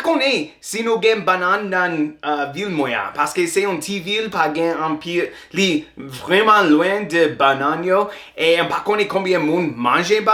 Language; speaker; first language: Haitian Creole; non-native, learner; English